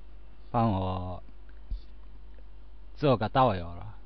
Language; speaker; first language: Chinese; non-native, learner; Japanese